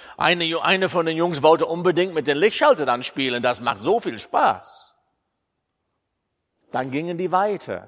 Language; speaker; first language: German; non-native, fluent; English